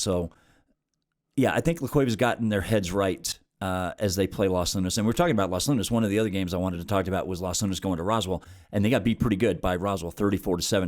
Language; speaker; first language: English; native; English